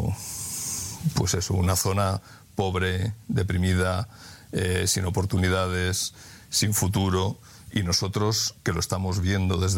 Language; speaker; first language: Spanish; native; Spanish